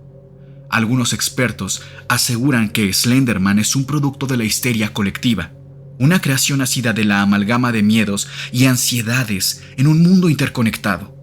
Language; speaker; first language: Spanish; native; Spanish